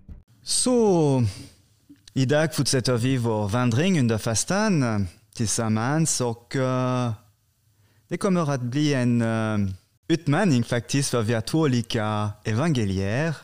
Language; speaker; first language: Swedish; non-native, fluent; French